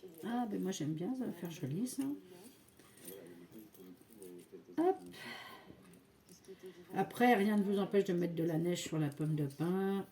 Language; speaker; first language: French; native; French